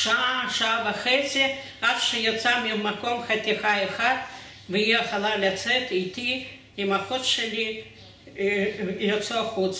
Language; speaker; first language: Hebrew; non-native, fluent; Russian